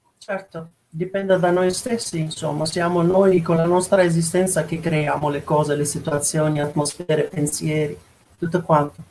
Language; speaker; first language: Italian; non-native, fluent; Persian